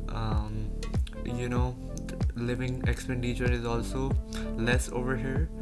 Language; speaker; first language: English; non-native, local second language; Urdu